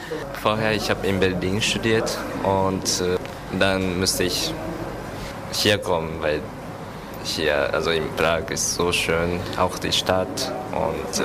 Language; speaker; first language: German; non-native, learner; Japanese